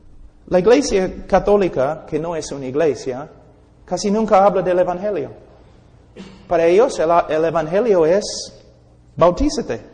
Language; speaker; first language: Spanish; non-native, fluent; English